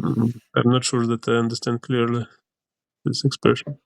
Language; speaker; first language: English; non-native, learner; Ukrainian